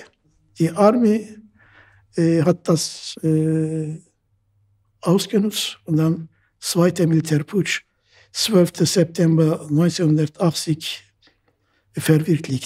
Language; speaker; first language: German; non-native, fluent; Turkish